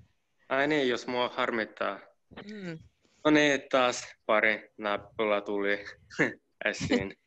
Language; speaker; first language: Finnish; non-native, learner; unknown